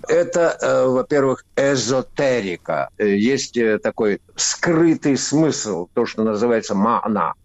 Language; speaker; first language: Russian; non-native, local second language; Avaric